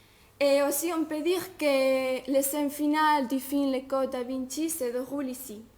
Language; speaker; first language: French; non-native, learner; Spanish